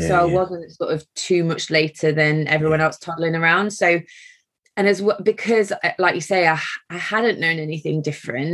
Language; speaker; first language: English; native; English